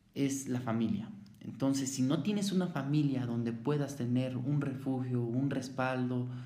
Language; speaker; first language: Spanish; native; Spanish